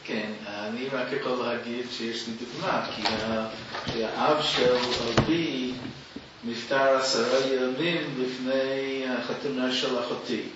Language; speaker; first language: Hebrew; non-native, fluent; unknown